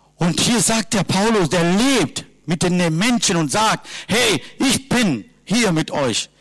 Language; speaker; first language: German; non-native, fluent; Sinhala